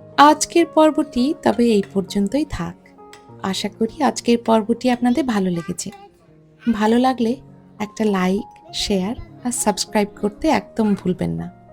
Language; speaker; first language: Bangla; native; Bangla